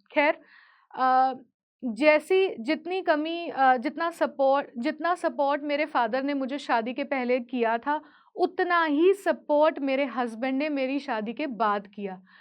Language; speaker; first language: Hindi; native; Hindi